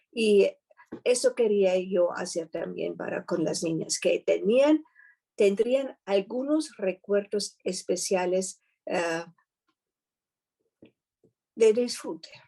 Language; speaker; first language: Spanish; non-native, fluent; German